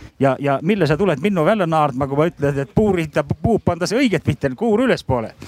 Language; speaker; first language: Estonian; native; Estonian